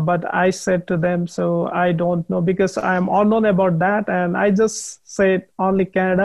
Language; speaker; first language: English; non-native, learner; Nepali